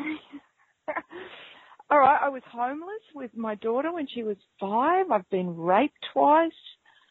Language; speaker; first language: English; native; English